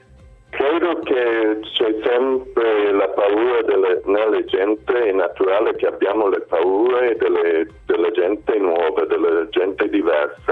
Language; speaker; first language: Italian; non-native, fluent; Swedish